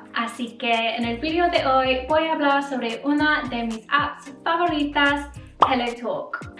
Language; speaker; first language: Spanish; non-native, learner; English